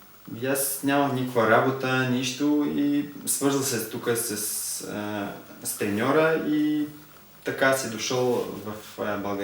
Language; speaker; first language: Bulgarian; non-native, learner; Russian